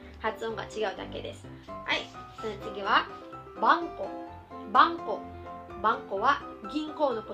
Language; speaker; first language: Japanese; non-native, fluent; Filipino